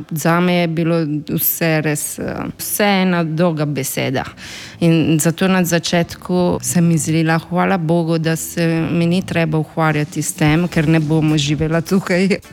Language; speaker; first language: Slovenian; non-native, fluent; Italian